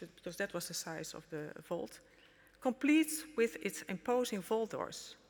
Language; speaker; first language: English; non-native, fluent; Dutch